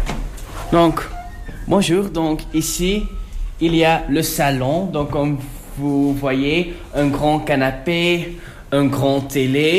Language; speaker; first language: French; non-native, local second language; Dutch